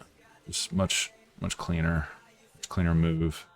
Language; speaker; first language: English; native; English